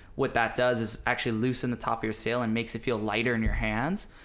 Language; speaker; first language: English; native; English